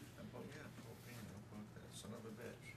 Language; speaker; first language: English; native; English